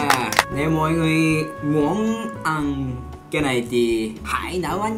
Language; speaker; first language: Vietnamese; non-native, learner; Japanese